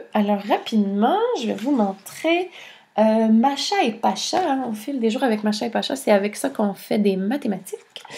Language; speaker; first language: French; native; French